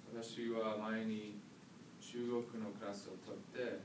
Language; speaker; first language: Japanese; non-native, learner; English